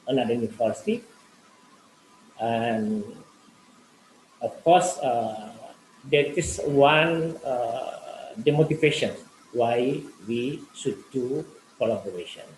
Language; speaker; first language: English; non-native, learner; Indonesian